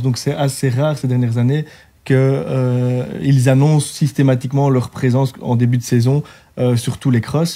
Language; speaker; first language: French; native; French